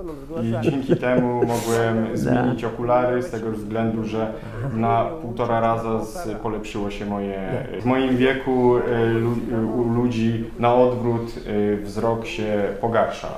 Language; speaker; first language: Polish; non-native, fluent; Russian